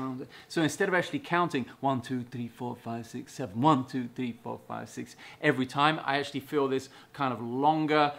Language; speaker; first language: English; native; English